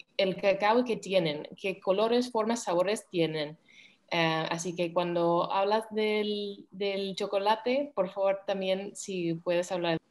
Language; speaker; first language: Spanish; non-native, fluent; English